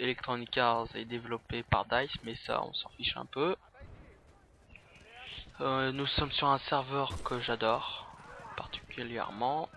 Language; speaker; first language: French; native; French